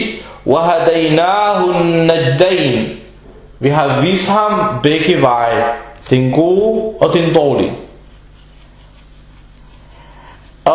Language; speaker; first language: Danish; non-native, fluent; Arabic